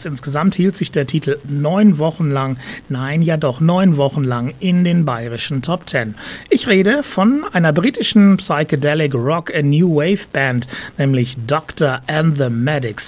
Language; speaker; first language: German; native; German